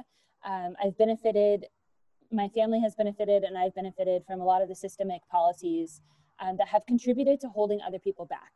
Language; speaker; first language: English; native; English